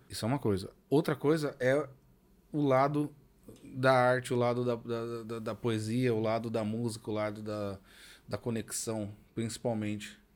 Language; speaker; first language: Portuguese; native; Portuguese